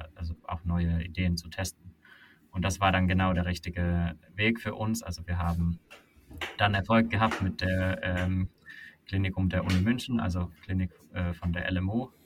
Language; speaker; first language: German; non-native, fluent; Finnish